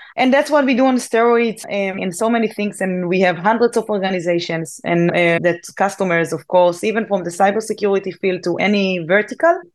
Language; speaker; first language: English; non-native, fluent; Hebrew